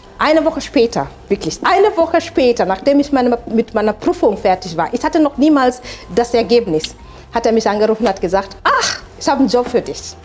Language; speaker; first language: German; non-native, fluent; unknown